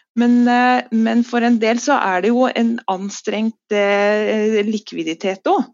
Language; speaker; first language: Norwegian; native; Norwegian